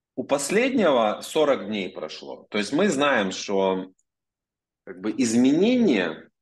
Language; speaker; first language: Russian; non-native, local second language; Ukrainian